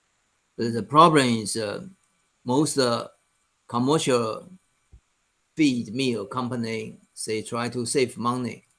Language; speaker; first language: English; non-native, fluent; Chinese